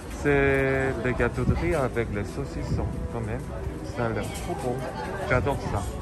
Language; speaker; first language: French; non-native, fluent; Korean